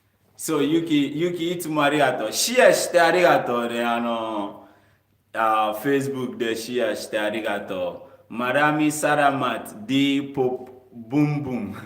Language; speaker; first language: Japanese; non-native, learner; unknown